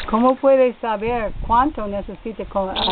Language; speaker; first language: Spanish; non-native, learner; English